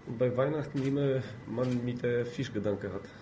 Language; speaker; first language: German; non-native, fluent; Polish